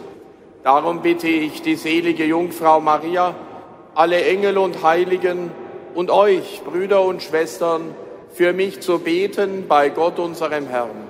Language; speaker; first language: German; native; German